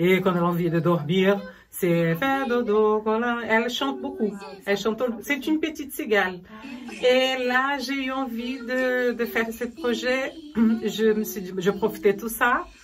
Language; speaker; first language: French; non-native, fluent; Portuguese